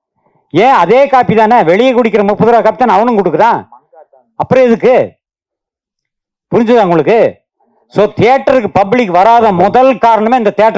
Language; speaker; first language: Tamil; native; Tamil